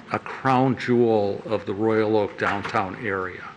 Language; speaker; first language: English; native; English